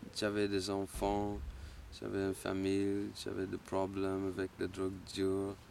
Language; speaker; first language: French; non-native, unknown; English